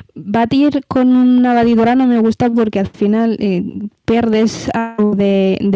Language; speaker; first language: Spanish; early bilingual, other home language; Amharic